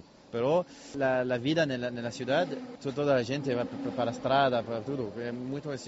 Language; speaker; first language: Spanish; non-native, learner; French